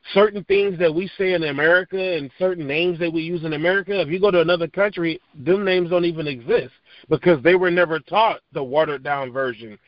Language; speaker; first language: English; native; English